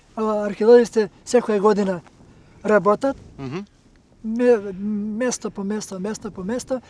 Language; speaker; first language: Macedonian; native; Macedonian